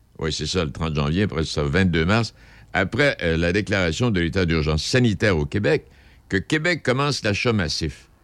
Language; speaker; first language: French; native; French